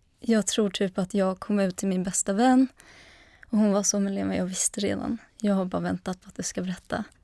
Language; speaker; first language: Swedish; early bilingual, other home language; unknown